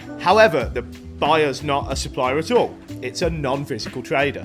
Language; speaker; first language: English; native; English